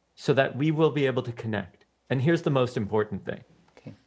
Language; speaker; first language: English; native; English